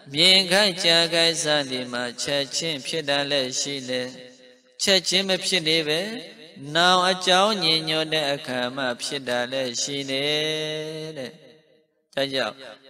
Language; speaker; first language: Burmese; non-native, local second language; Mon